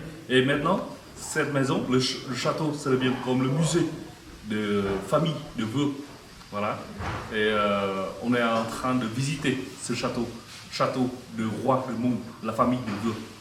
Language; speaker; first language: French; non-native, fluent; Vietnamese